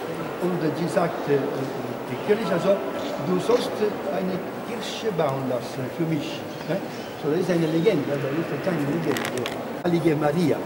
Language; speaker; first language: German; non-native, learner; Italian